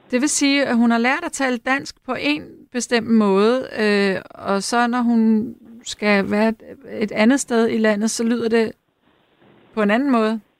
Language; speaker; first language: Danish; native; Danish